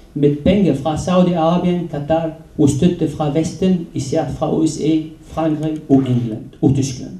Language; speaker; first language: Danish; non-native, fluent; Arabic